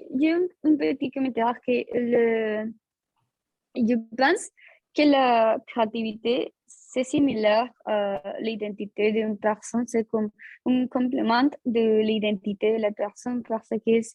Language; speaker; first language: French; non-native, learner; Spanish